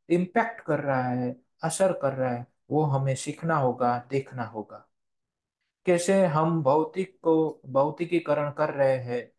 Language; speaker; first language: Hindi; non-native, local second language; Gujarati